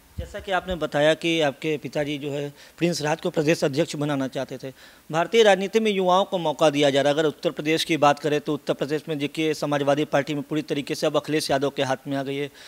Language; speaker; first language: Hindi; native; Hindi